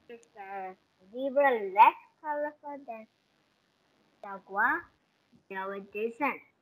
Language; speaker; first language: English; non-native, learner; Korean